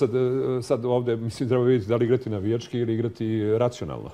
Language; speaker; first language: Serbian; native; Serbian